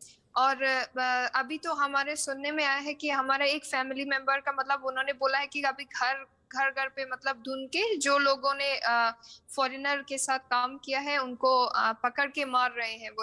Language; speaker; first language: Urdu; non-native, fluent; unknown